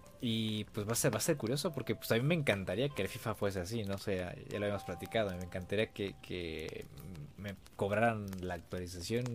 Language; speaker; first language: Spanish; native; Spanish